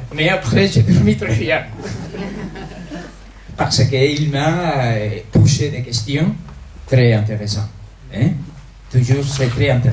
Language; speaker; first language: French; non-native, fluent; Spanish